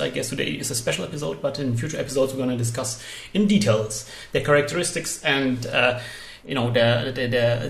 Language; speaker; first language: English; non-native, fluent; Polish